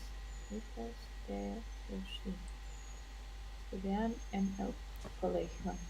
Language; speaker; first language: Spanish; non-native, learner; Russian